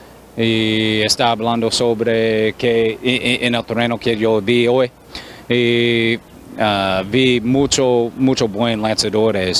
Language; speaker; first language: Spanish; non-native, fluent; English